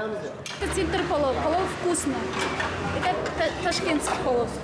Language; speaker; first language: Russian; non-native, local second language; Uzbek